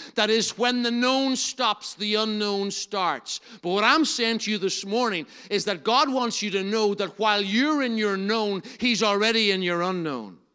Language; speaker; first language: English; native; English